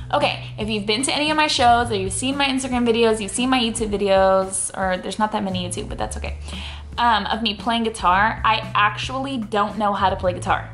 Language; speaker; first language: English; native; English